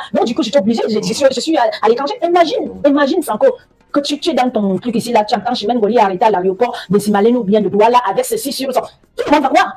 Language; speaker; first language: French; native; French